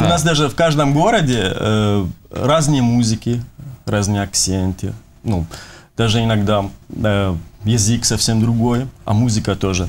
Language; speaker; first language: Russian; non-native, fluent; Persian